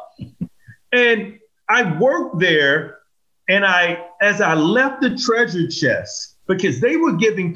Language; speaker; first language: English; native; English